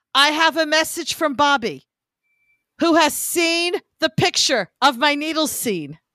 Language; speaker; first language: English; native; English